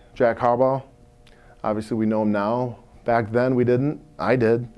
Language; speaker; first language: English; native; English